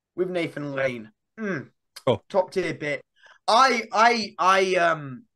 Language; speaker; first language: English; native; English